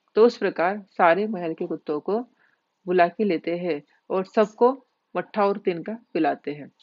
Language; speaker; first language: Hindi; non-native, local second language; Marathi